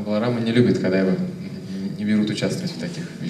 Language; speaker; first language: Russian; native; Russian